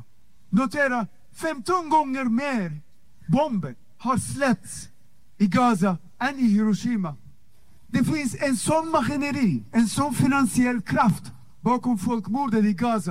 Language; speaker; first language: Swedish; non-native, fluent; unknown